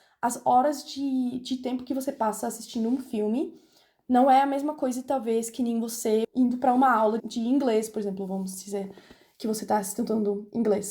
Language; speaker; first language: Portuguese; non-native, fluent; German